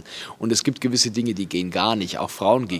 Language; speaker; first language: German; native; German